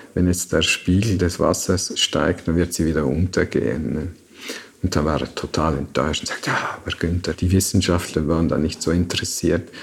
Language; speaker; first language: German; native; German